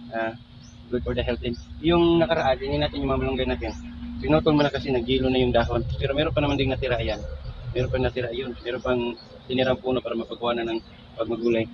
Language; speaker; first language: Filipino; non-native, local second language; Cebuano